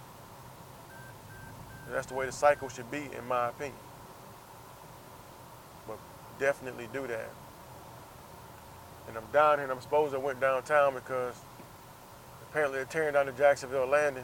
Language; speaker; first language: English; native; English